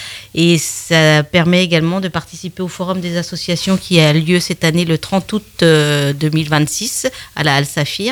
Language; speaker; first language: French; native; French